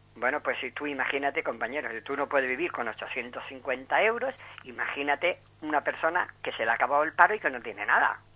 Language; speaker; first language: Spanish; non-native, local second language; Catalan